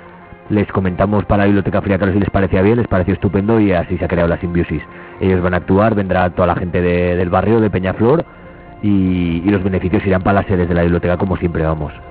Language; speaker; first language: Spanish; native; Spanish